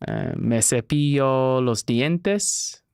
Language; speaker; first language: Spanish; non-native, learner; English